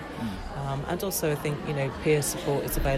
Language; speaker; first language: English; native; English